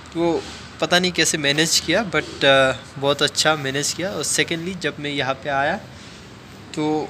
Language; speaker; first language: Hindi; non-native, local second language; Assamese